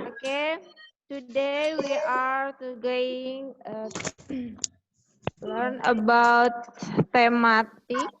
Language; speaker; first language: English; non-native, learner; Indonesian